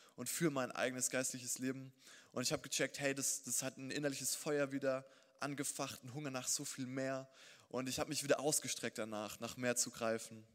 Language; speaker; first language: German; native; German